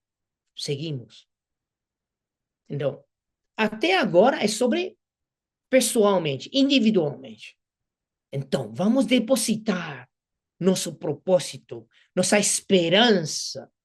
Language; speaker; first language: Portuguese; non-native, fluent; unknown